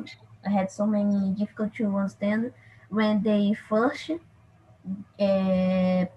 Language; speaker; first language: English; non-native, learner; Portuguese